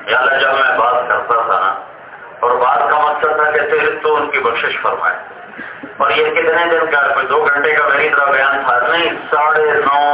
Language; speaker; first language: Urdu; non-native, local second language; Punjabi